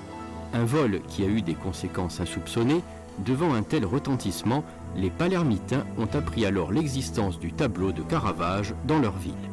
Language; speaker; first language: French; native; French